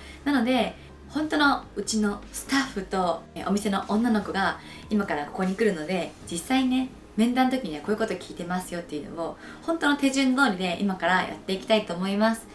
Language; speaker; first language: Japanese; native; Japanese